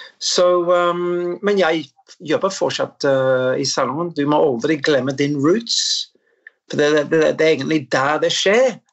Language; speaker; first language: Norwegian; non-native, fluent; English